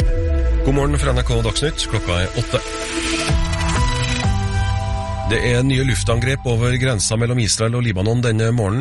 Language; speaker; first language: Norwegian; native; Norwegian